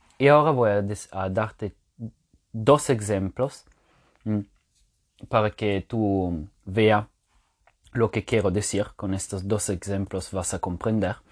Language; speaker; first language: Spanish; non-native, fluent; French